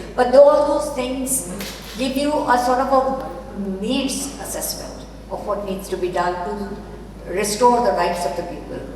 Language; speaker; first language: English; non-native, local second language; Urdu